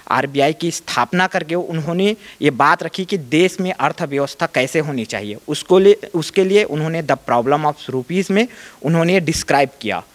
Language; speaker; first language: Hindi; native; Hindi